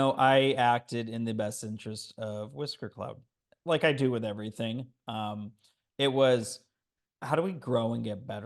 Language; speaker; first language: English; native; English